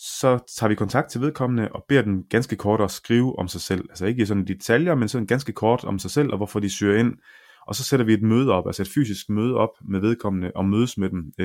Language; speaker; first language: Danish; early bilingual, other home language; Arabic